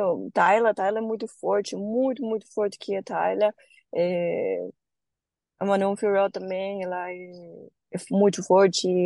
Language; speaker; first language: Portuguese; non-native, learner; Spanish